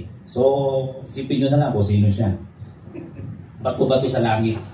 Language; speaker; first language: Filipino; native; Filipino